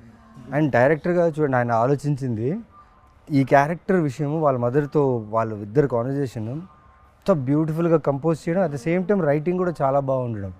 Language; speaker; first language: Telugu; native; Telugu